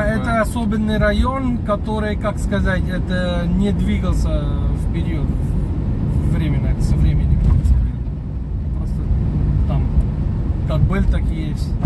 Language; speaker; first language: Russian; non-native, fluent; Hindi